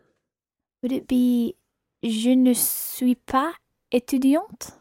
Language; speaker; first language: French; non-native, learner; English